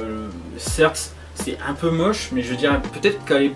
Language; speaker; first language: French; native; French